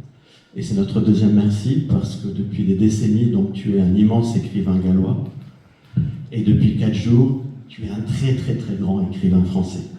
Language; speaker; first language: French; native; French